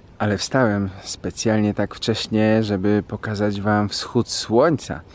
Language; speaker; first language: Polish; native; Polish